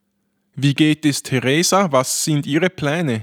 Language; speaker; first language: German; native; German